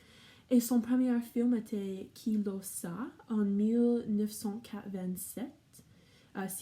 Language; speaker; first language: French; non-native, learner; English